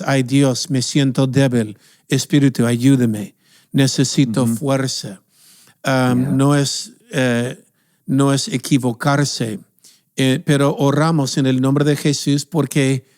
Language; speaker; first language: Spanish; non-native, fluent; English